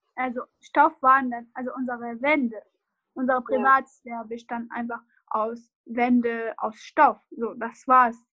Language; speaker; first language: German; non-native, fluent; Arabic